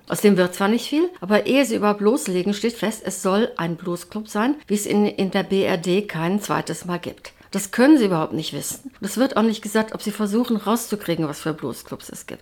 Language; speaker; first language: German; native; German